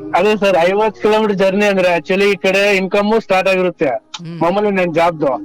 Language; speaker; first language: Kannada; non-native, local second language; Telugu